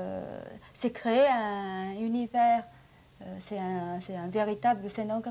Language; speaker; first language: French; non-native, fluent; Japanese